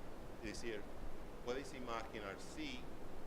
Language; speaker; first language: Spanish; non-native, learner; English